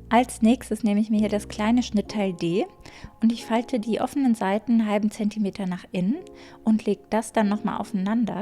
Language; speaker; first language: German; native; German